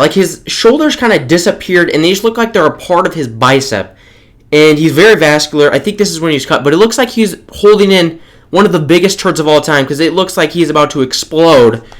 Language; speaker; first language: English; native; English